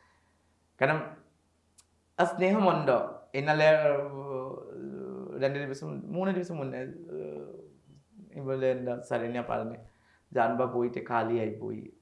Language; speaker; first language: Malayalam; non-native, learner; Assamese